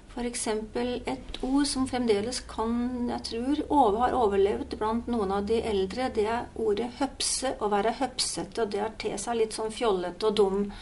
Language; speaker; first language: Norwegian; native; Norwegian